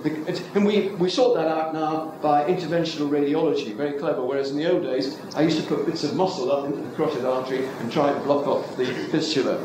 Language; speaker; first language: English; native; English